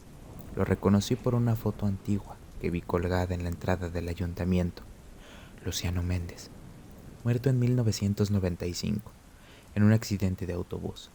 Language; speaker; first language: Spanish; native; Spanish